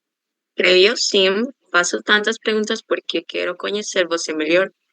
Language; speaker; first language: Portuguese; non-native, learner; Spanish